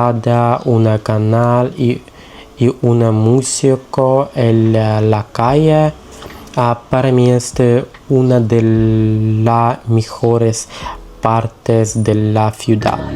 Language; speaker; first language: Spanish; non-native, learner; Russian